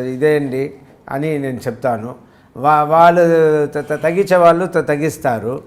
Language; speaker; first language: Telugu; native; Telugu